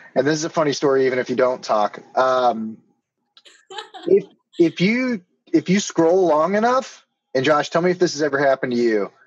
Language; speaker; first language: English; native; English